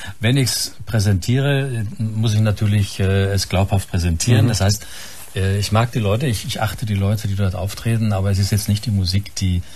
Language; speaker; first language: German; native; German